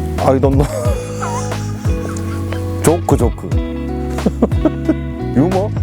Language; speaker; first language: English; non-native, learner; Korean